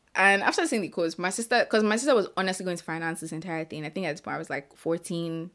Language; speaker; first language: English; non-native, local second language; Yoruba